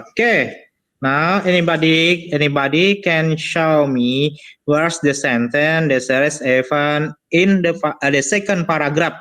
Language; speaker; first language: English; non-native, learner; Indonesian